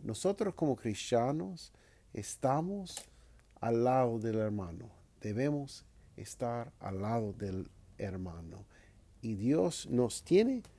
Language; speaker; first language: Spanish; non-native, fluent; English